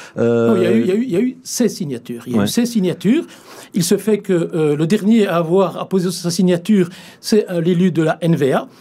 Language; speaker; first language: French; native; French